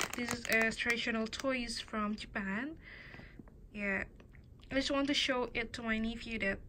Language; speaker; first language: English; non-native, learner; Indonesian